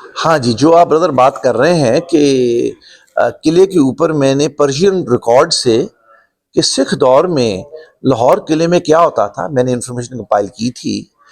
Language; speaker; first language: Hindi; non-native, local second language; Punjabi